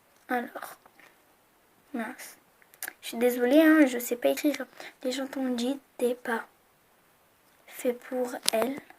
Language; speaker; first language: French; native; French